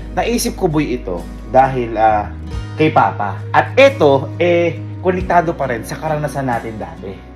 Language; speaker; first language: Filipino; native; Filipino